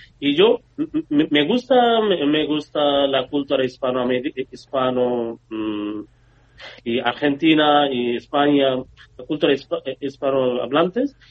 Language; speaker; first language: Spanish; non-native, learner; Bangla